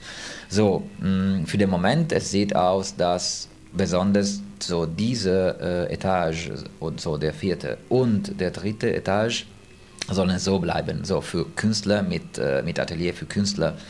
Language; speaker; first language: German; non-native, fluent; Italian